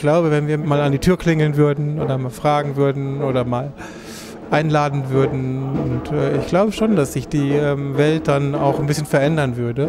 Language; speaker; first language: German; native; German